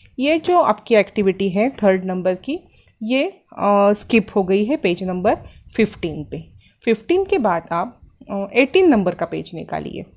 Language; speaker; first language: Hindi; non-native, local second language; Marathi